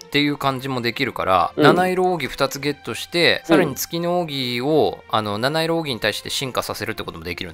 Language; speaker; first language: Japanese; native; Japanese